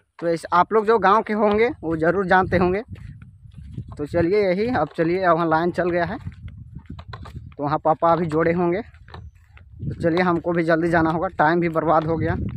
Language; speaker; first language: Hindi; native; Hindi